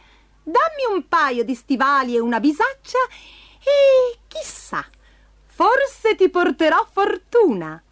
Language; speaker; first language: Italian; native; Italian